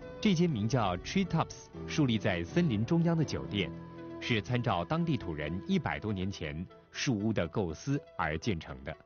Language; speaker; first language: Chinese; non-native, local second language; Cantonese